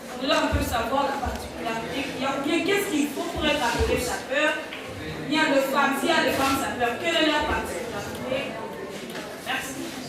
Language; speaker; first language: French; non-native, local second language; Lingala